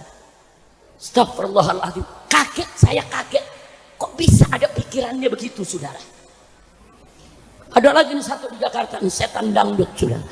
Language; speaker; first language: Indonesian; native; Indonesian